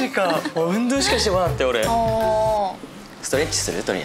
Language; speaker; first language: Japanese; native; Japanese